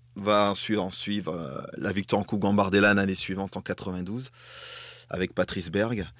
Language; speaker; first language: French; native; French